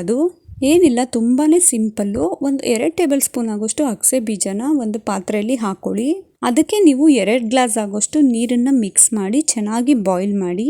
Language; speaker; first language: Kannada; native; Kannada